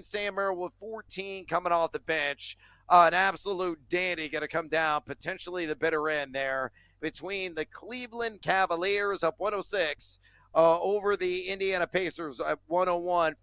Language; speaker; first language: English; native; English